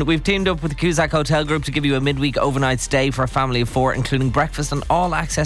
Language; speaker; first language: English; native; English